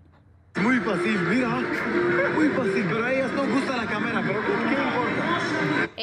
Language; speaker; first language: Spanish; non-native, learner; Portuguese